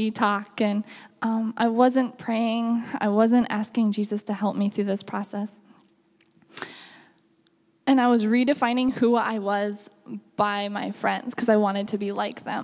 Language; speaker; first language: English; native; English